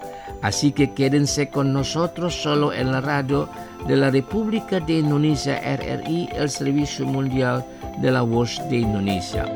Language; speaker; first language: Spanish; non-native, fluent; Indonesian